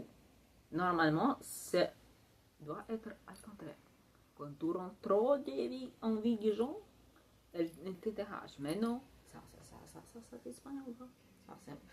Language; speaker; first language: French; non-native, learner; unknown